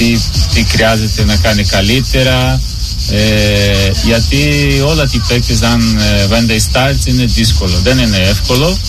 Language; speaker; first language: Greek; non-native, learner; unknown